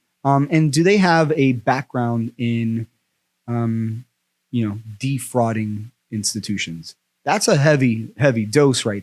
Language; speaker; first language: English; native; English